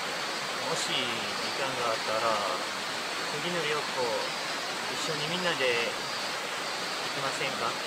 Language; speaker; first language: Japanese; non-native, learner; Malay